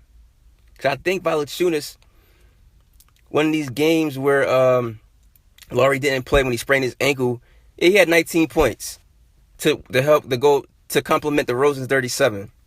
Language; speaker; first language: English; native; English